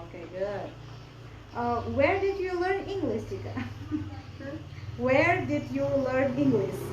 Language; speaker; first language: English; non-native, learner; Indonesian